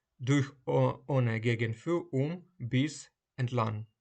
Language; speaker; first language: German; non-native, fluent; Ukrainian